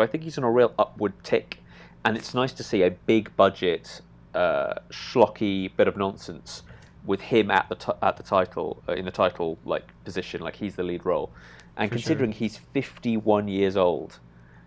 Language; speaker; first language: English; native; English